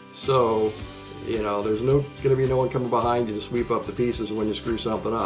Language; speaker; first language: English; native; English